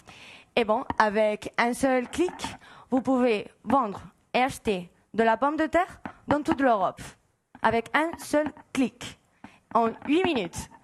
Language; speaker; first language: French; non-native, fluent; Spanish